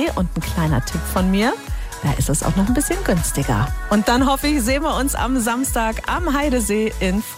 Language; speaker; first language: German; native; German